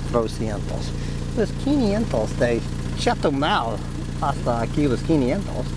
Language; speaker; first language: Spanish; non-native, learner; English